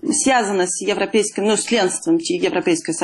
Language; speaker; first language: Russian; non-native, fluent; Dutch